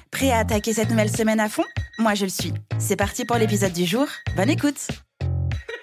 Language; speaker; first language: French; native; French